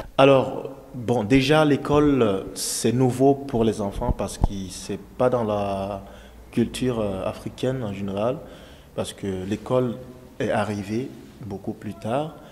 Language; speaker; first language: French; non-native, local second language; Dyula